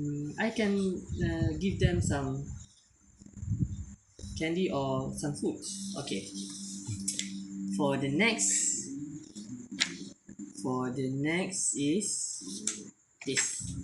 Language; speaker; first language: English; non-native, learner; Malay